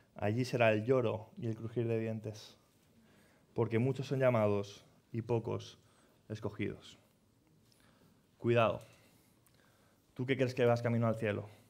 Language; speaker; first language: Spanish; native; Spanish